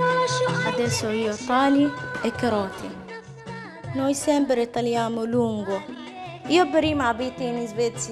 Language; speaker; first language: Italian; non-native, learner; Somali